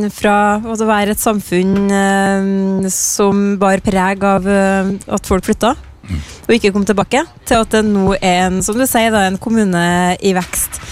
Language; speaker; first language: Norwegian; native; Norwegian